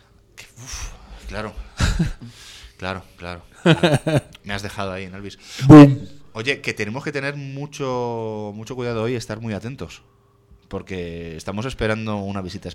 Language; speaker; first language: Spanish; native; Spanish